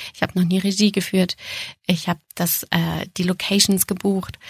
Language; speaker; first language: German; native; German